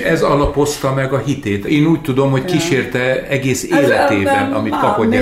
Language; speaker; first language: Hungarian; native; Hungarian